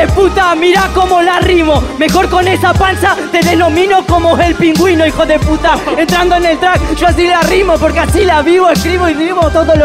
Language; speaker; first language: Spanish; native; Spanish